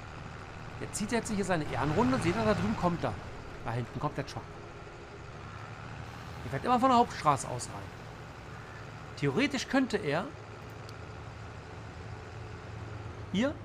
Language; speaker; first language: German; native; German